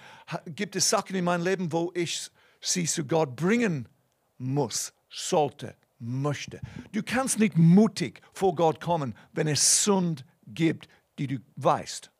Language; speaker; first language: German; non-native, fluent; English